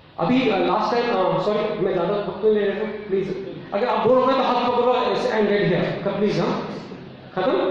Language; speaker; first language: Hindi; native; Hindi